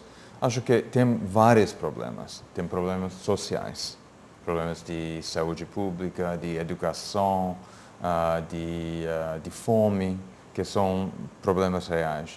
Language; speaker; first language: Portuguese; non-native, fluent; English